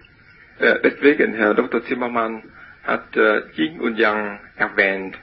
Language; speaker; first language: German; non-native, learner; Vietnamese